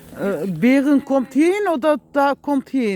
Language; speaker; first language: German; non-native, learner; Turkish